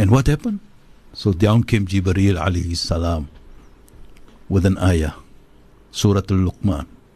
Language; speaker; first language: English; native; English